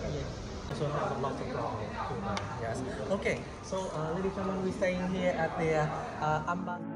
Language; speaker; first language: English; non-native, learner; Vietnamese